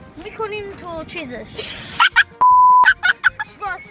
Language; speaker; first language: Persian; native; Persian